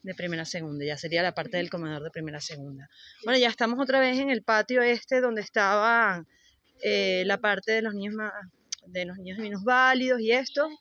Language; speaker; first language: Spanish; native; Spanish